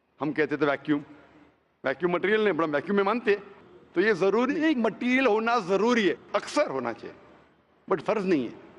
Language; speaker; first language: Hindi; non-native, local second language; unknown